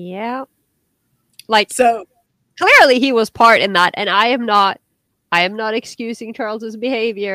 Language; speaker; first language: English; non-native, fluent; Norwegian